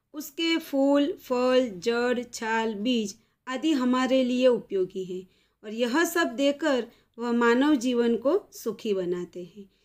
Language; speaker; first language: Hindi; non-native, local second language; Gujarati